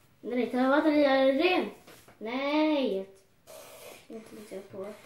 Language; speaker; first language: Swedish; early bilingual, other home language; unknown